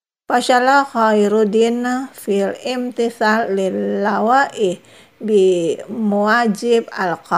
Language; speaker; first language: Arabic; non-native, fluent; Indonesian